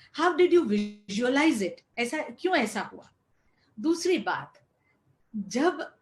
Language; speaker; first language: Hindi; non-native, local second language; Gujarati